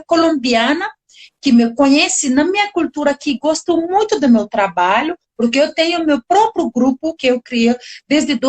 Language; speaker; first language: Portuguese; non-native, learner; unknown